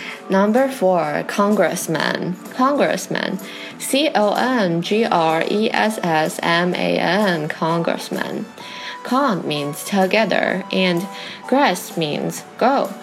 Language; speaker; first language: English; non-native, fluent; Chinese